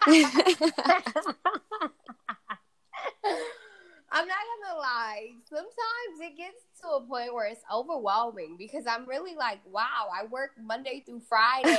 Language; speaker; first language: English; early bilingual, other home language; Fula